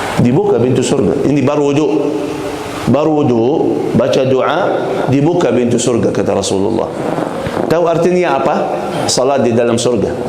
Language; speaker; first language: Malay; non-native, fluent; Arabic